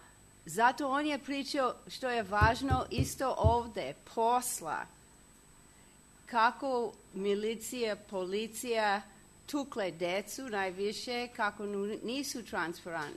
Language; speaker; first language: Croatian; non-native, learner; English